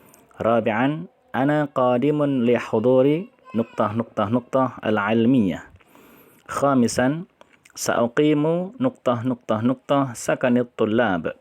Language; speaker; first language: Arabic; non-native, fluent; Indonesian